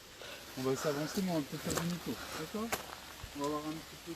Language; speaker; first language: French; native; French